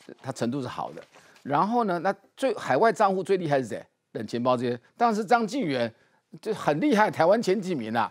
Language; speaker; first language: Chinese; native; Chinese